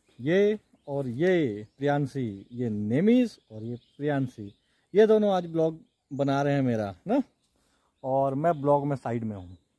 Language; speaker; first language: Hindi; native; Hindi